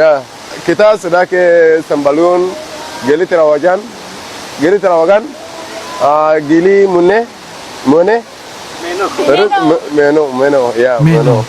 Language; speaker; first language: Indonesian; non-native, fluent; Arabic